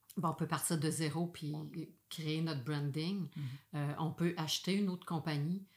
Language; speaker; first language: French; native; French